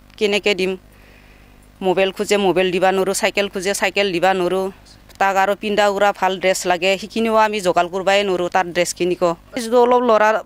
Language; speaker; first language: Assamese; native; Assamese